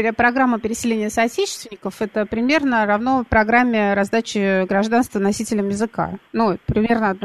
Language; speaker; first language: Russian; native; Russian